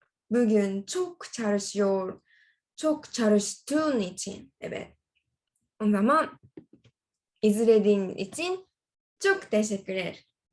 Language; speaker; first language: Turkish; non-native, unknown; Japanese